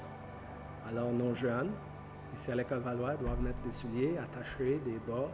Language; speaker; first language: French; native; French